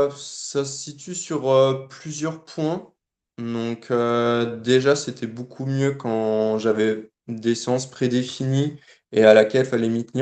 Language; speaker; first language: French; native; French